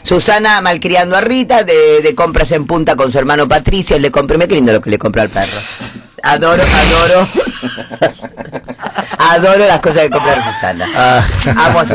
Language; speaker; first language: Spanish; native; Spanish